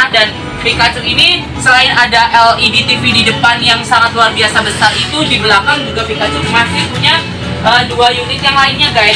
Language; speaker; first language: Indonesian; native; Indonesian